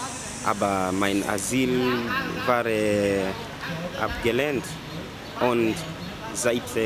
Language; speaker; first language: German; non-native, learner; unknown